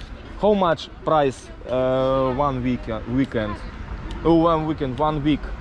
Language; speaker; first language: English; non-native, learner; Polish